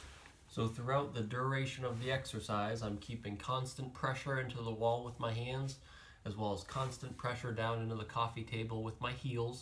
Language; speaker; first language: English; native; English